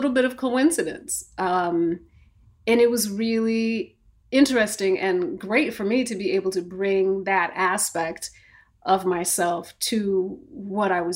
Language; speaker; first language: English; native; English